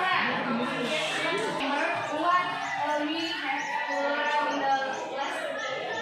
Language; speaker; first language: English; non-native, learner; Indonesian